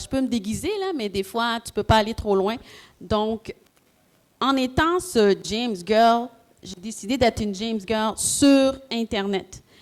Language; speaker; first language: French; early bilingual, other home language; Haitian Creole